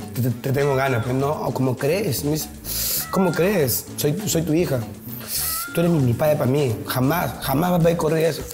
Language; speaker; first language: Spanish; native; Spanish